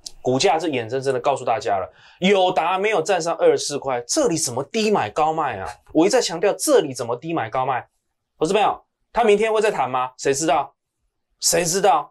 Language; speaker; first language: Chinese; native; Chinese